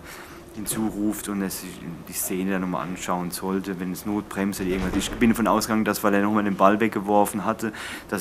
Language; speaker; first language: German; native; German